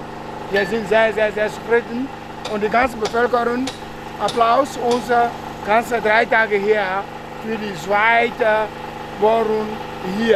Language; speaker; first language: German; non-native, learner; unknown